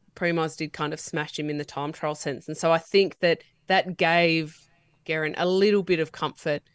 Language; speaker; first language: English; native; English